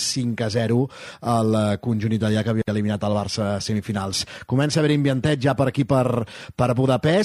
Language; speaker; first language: Catalan; native; Catalan